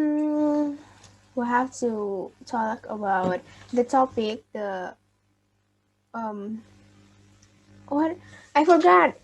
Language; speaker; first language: English; non-native, fluent; Indonesian